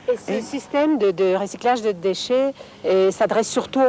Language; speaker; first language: French; native; French